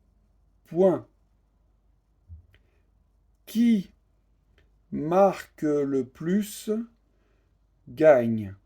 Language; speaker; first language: French; native; French